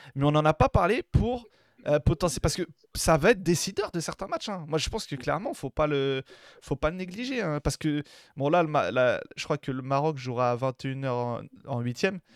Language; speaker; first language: French; native; French